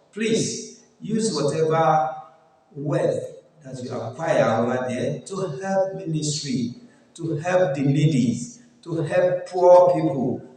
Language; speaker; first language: English; non-native, local second language; Yoruba